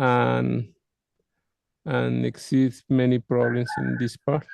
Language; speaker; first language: English; non-native, learner; Spanish